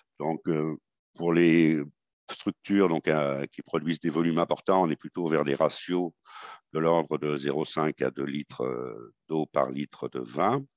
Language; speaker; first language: French; native; French